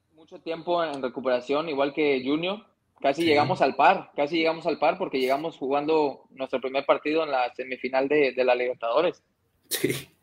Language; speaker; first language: Spanish; early bilingual, heritage; Spanish